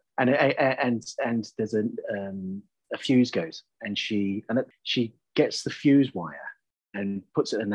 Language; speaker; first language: English; native; English